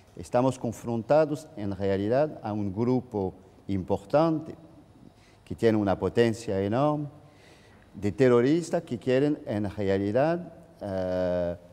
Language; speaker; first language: Spanish; non-native, fluent; French